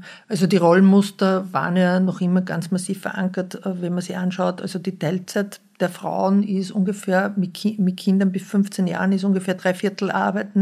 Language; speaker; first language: German; native; German